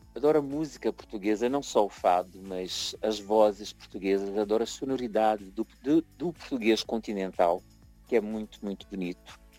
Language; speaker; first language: Portuguese; early bilingual, heritage; Portuguese